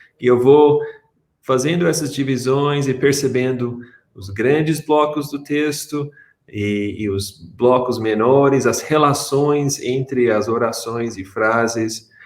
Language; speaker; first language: Portuguese; non-native, fluent; English